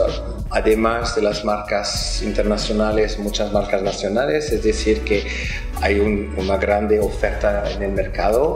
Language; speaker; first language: Spanish; non-native, fluent; French